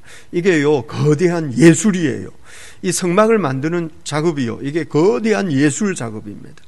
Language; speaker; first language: Korean; native; Korean